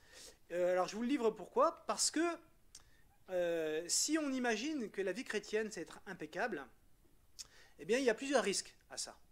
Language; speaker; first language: French; native; French